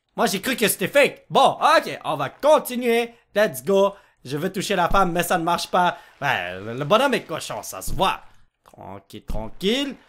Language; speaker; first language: French; native; French